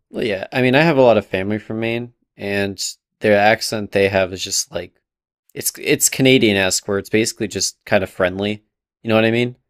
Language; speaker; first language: English; native; English